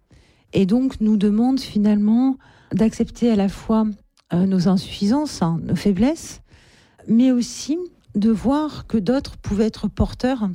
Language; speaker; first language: French; native; French